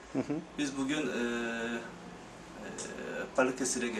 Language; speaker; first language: Turkish; non-native, fluent; Korean